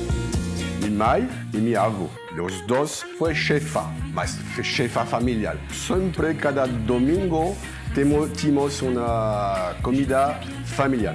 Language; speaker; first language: Portuguese; non-native, learner; French